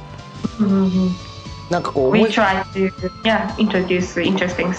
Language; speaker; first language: English; non-native, fluent; Japanese